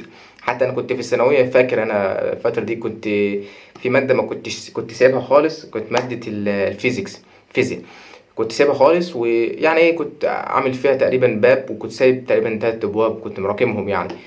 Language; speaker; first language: Arabic; native; Arabic